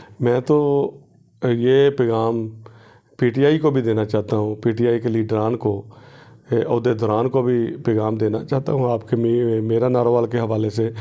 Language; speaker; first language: Urdu; non-native, local second language; Punjabi